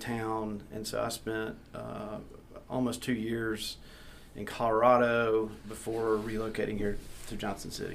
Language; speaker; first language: English; native; English